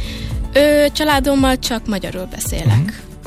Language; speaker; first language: Hungarian; early bilingual, heritage; Hungarian